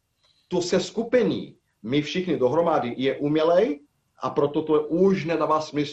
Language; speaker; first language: Czech; non-native, fluent; Portuguese